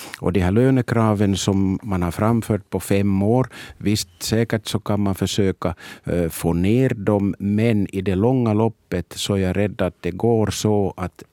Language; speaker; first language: Swedish; native; Swedish